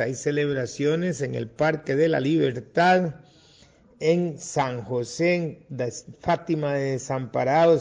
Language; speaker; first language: Spanish; non-native, local second language; English